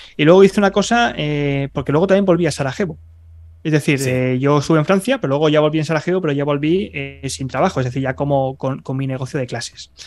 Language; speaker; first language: Spanish; native; Spanish